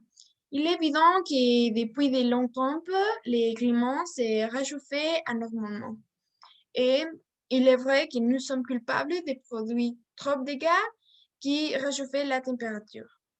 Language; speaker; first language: French; non-native, learner; Spanish